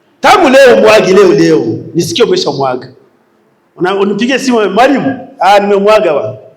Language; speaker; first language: Swahili; non-native, local second language; Rundi